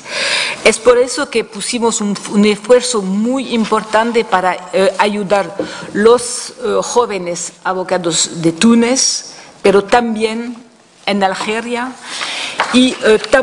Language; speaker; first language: Spanish; non-native, fluent; French